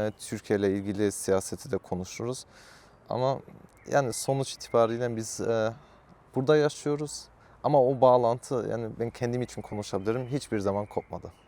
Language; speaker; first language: Turkish; early bilingual, heritage; Turkish